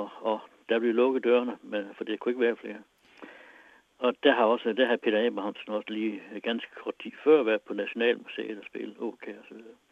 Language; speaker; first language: Danish; native; Danish